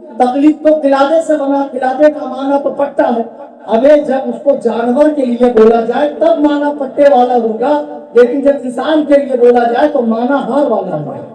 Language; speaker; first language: Urdu; native; Urdu